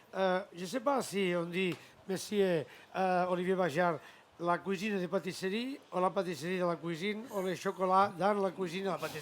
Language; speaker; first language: French; non-native, learner; Catalan